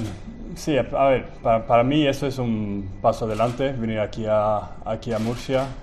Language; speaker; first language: Spanish; non-native, fluent; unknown